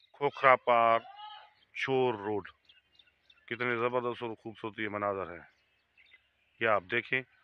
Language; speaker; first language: Urdu; non-native, local second language; Sindhi